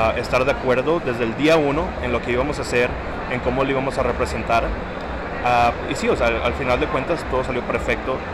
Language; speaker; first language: Spanish; early bilingual, heritage; Spanish